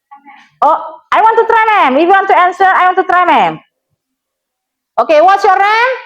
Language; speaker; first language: English; non-native, learner; Indonesian